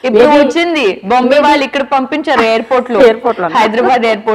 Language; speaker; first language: Telugu; non-native, learner; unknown